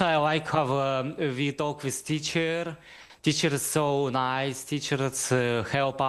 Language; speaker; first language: English; non-native, learner; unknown